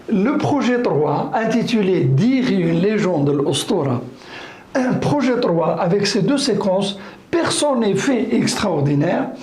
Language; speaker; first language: French; non-native, local second language; Arabic